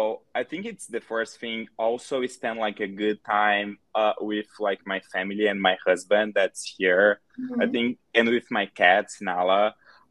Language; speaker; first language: English; non-native, fluent; Portuguese